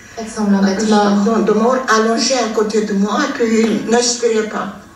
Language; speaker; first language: French; non-native, fluent; Armenian